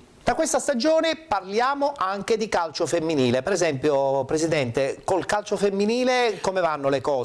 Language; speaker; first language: Italian; native; Italian